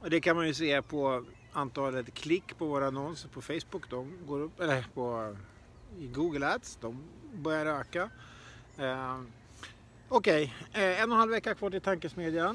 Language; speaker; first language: Swedish; native; Swedish